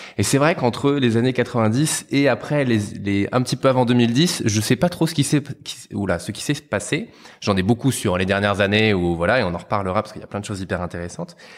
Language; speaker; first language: French; native; French